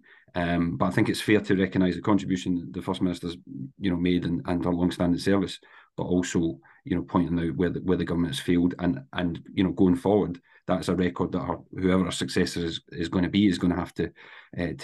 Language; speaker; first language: English; native; English